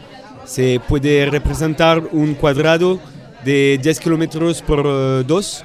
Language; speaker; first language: Spanish; non-native, fluent; French